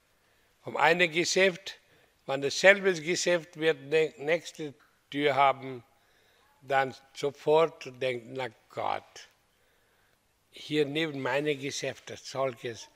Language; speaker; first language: German; non-native, fluent; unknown